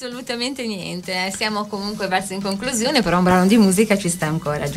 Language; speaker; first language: Italian; native; Italian